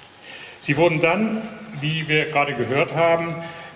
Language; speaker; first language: German; native; German